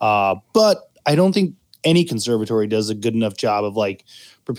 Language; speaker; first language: English; native; English